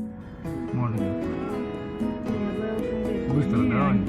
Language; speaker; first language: Russian; native; Russian